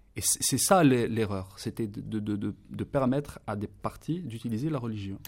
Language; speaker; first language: French; non-native, local second language; Kabyle